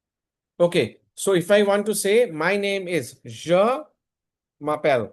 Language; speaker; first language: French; non-native, learner; Hindi